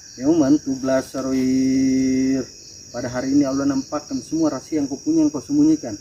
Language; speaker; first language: Indonesian; native; Indonesian